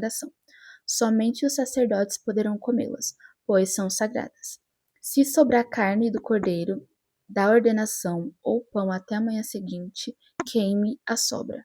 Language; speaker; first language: Portuguese; native; Portuguese